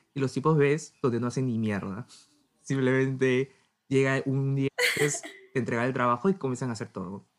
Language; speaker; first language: Spanish; native; Spanish